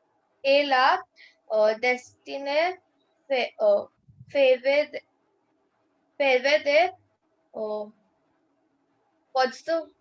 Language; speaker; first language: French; non-native, learner; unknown